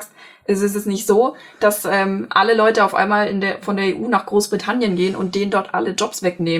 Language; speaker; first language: German; native; German